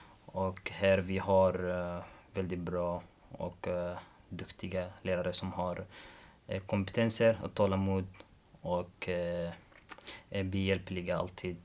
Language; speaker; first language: Swedish; non-native, learner; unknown